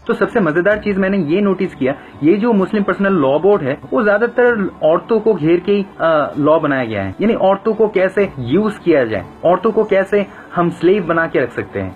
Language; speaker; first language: Hindi; non-native, fluent; Bangla